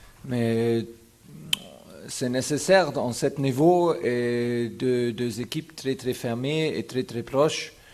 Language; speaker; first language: French; non-native, fluent; German